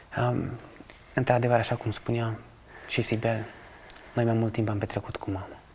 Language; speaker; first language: Romanian; early bilingual, other home language; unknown